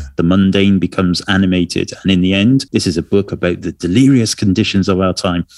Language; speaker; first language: English; native; English